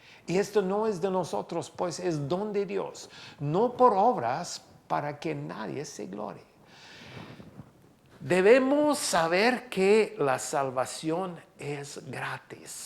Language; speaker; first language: Spanish; non-native, fluent; English